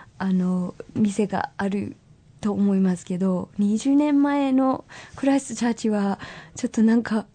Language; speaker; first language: Japanese; non-native, fluent; English